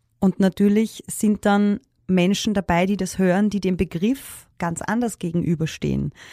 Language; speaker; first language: German; native; German